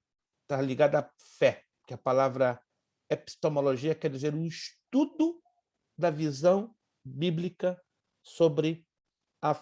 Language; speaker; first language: Portuguese; native; Portuguese